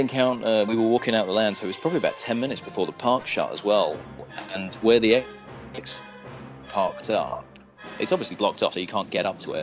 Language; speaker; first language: English; native; English